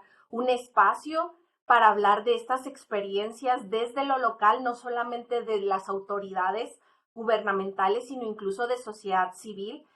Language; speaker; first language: Spanish; native; Spanish